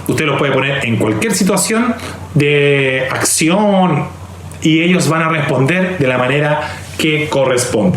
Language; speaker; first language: Spanish; native; Spanish